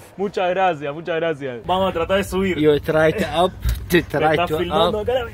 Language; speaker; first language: Spanish; native; Spanish